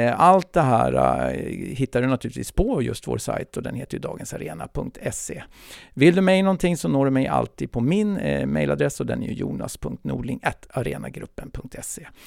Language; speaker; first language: Swedish; native; Swedish